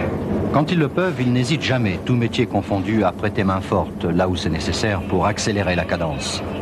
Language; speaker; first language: French; native; French